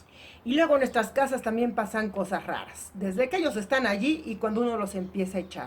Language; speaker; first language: Spanish; native; Spanish